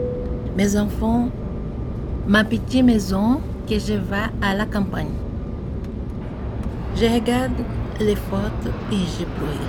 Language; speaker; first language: French; non-native, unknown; Portuguese